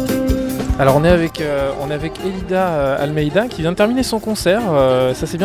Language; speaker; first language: French; native; French